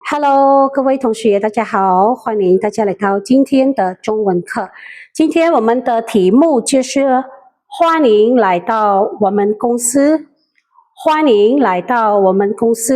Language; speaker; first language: Chinese; non-native, fluent; Khmer